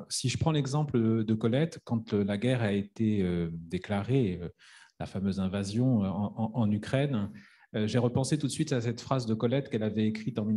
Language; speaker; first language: French; native; French